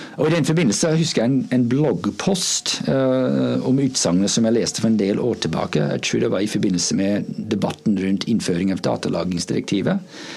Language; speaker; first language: Norwegian; non-native, fluent; English